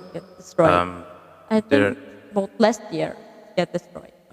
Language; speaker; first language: English; non-native, learner; Indonesian